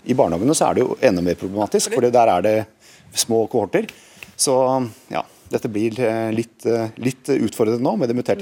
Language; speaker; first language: Norwegian; native; Norwegian